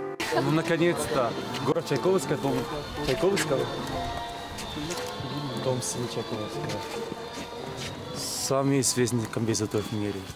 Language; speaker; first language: Russian; non-native, fluent; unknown